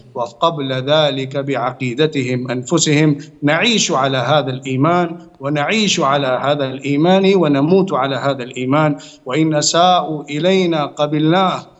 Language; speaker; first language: Arabic; non-native, fluent; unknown